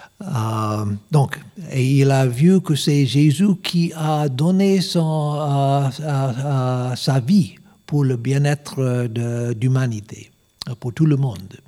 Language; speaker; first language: French; non-native, learner; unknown